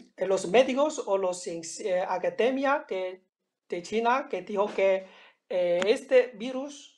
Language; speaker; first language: Spanish; non-native, fluent; Chinese